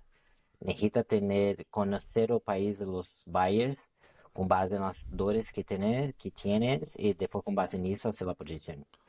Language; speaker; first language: Spanish; non-native, local second language; Portuguese